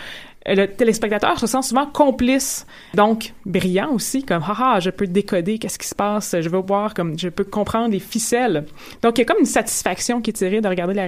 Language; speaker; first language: French; native; French